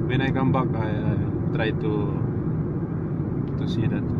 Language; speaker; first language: English; non-native, learner; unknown